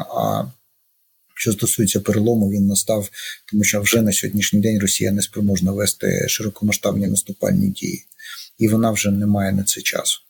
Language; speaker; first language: Ukrainian; native; Ukrainian